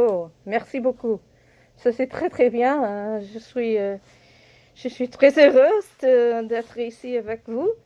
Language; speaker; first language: French; non-native, learner; English